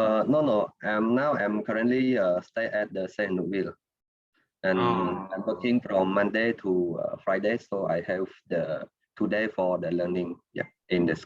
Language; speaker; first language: English; non-native, learner; Khmer